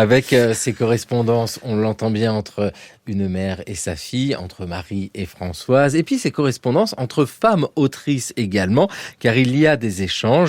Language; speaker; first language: French; native; French